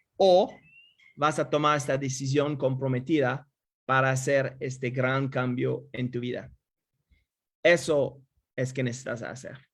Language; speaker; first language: Spanish; non-native, fluent; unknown